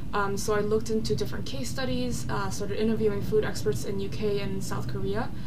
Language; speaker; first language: English; non-native, fluent; Korean